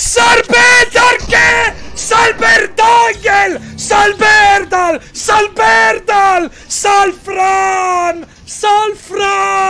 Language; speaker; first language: Italian; native; Italian